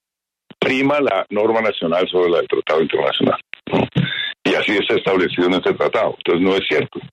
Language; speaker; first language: Spanish; native; Spanish